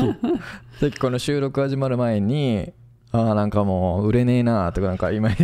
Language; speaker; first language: Japanese; native; Japanese